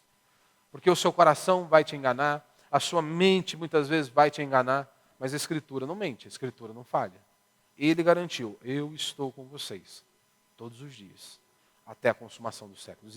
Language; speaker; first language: Portuguese; native; Portuguese